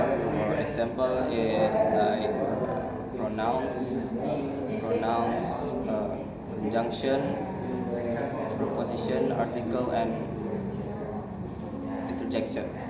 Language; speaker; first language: English; non-native, learner; Indonesian